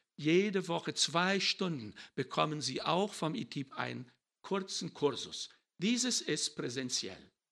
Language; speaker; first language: German; early bilingual, heritage; German